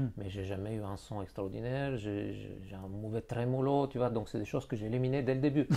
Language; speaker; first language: French; non-native, fluent; Bulgarian